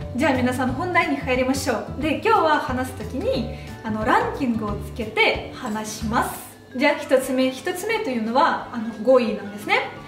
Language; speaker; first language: Japanese; non-native, fluent; Russian